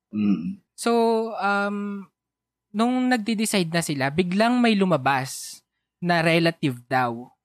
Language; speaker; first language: Filipino; native; Filipino